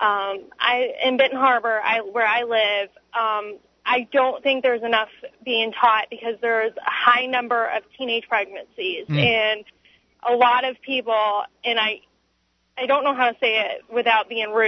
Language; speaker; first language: English; native; English